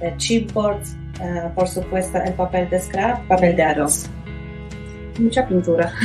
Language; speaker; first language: Spanish; non-native, fluent; Polish